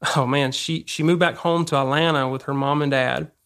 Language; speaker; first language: English; native; English